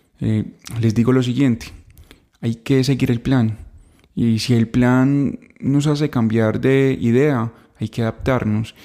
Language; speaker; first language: Spanish; native; Spanish